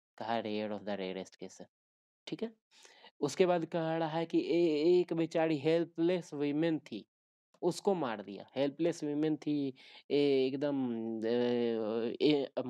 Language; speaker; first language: Hindi; native; Hindi